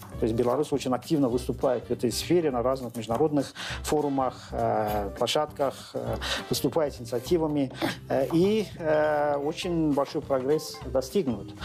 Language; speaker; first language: Russian; non-native, local second language; Azerbaijani